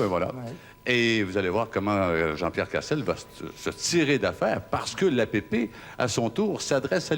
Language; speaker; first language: French; native; French